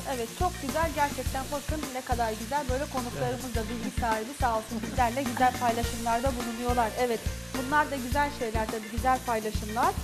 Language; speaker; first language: Turkish; non-native, local second language; Arabic